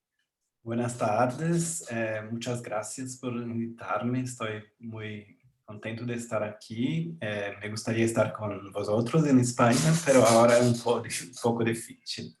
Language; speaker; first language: Spanish; non-native, learner; Portuguese